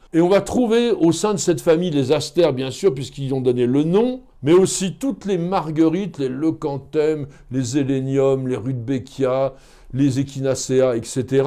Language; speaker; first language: French; native; French